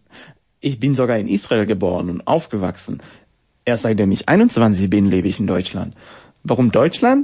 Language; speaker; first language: German; non-native, fluent; Hebrew